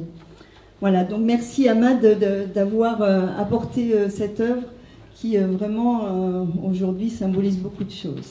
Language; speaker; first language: French; native; French